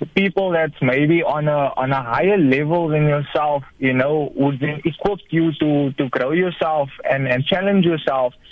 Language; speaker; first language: English; native; English